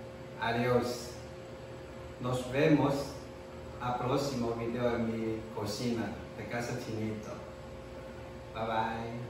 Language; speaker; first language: Spanish; non-native, learner; Chinese